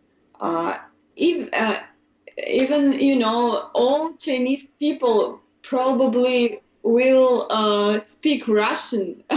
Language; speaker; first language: English; non-native, fluent; Russian